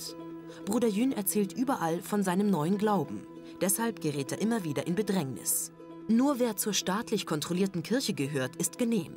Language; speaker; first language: German; native; German